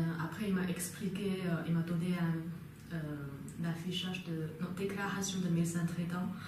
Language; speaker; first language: French; non-native, learner; Chinese